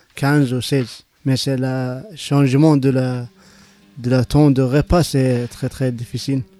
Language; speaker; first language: French; non-native, learner; Arabic